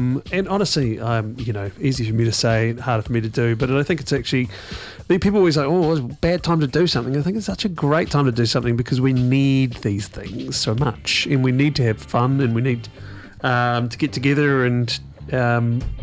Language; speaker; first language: English; native; English